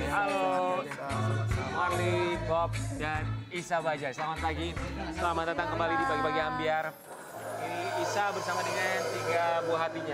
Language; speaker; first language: Indonesian; native; Indonesian